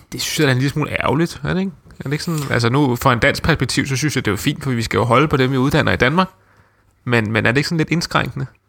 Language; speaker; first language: Danish; native; Danish